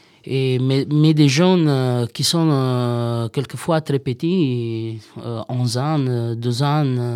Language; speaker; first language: French; non-native, learner; Italian